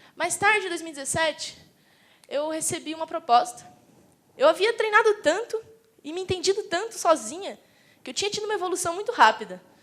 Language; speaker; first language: Portuguese; native; Portuguese